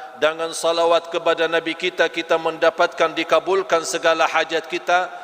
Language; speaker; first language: Malay; non-native, fluent; Arabic